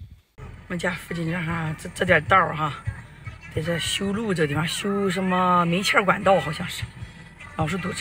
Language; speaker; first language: Chinese; native; Chinese